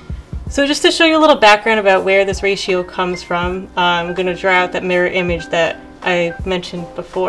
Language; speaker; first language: English; native; English